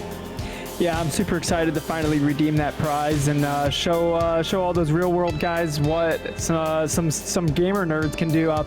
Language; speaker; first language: English; native; English